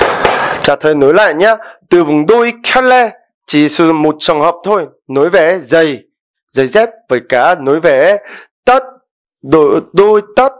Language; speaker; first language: Vietnamese; non-native, fluent; Korean